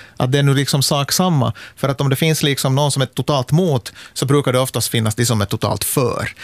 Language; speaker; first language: Swedish; native; Swedish